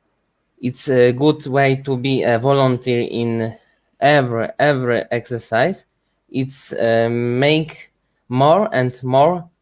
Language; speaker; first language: English; non-native, learner; Ukrainian